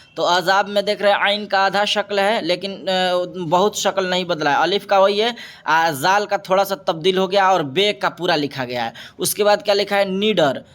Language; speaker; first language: Hindi; native; Hindi